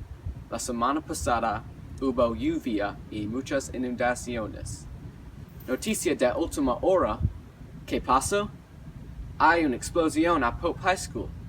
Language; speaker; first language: Spanish; non-native, learner; English